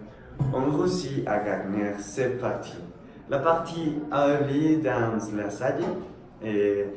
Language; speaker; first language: French; non-native, learner; Spanish